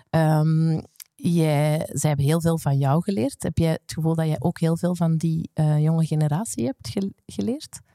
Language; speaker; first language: Dutch; native; Dutch